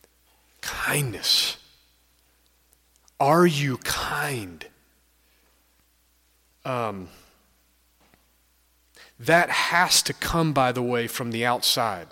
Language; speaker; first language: English; native; English